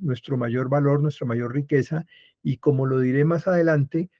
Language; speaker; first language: Spanish; native; Spanish